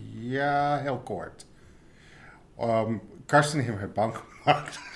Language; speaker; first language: Dutch; non-native, fluent; English